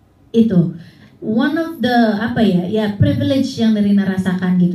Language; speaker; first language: Indonesian; early bilingual, heritage; Indonesian